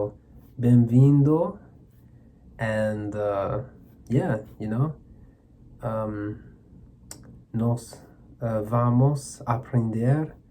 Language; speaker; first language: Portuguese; non-native, learner; English